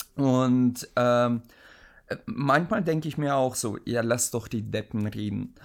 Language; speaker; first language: German; native; German